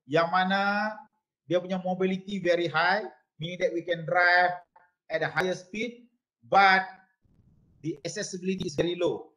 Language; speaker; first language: English; non-native, local second language; Malay